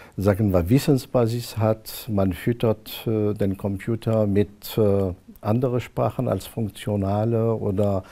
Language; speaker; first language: German; non-native, fluent; Arabic